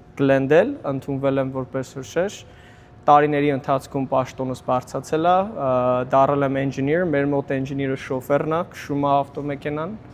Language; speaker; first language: Armenian; early bilingual, heritage; Armenian